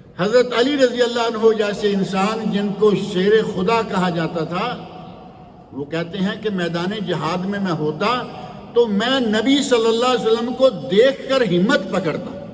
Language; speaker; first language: Urdu; native; Urdu